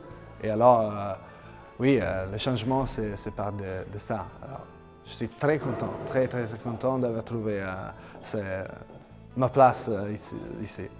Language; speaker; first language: French; non-native, learner; Italian